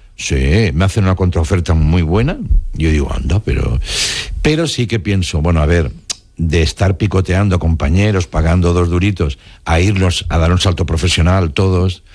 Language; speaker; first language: Spanish; non-native, local second language; Catalan